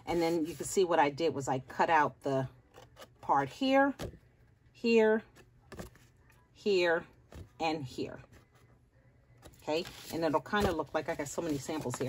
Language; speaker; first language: English; native; English